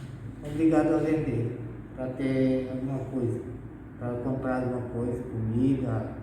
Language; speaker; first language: Portuguese; non-native, local second language; Guarani